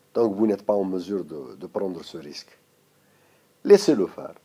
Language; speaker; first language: French; non-native, local second language; Arabic